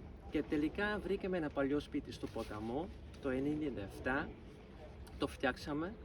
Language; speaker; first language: Greek; non-native, fluent; Dutch